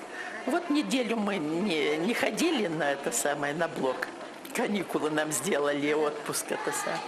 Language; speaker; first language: Russian; native; Russian